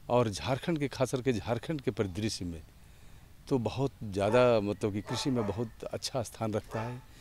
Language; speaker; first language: Hindi; native; Hindi